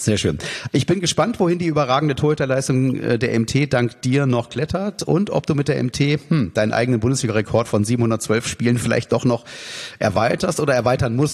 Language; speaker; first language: German; native; German